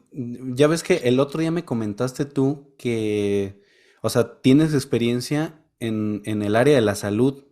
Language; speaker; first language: Spanish; native; Spanish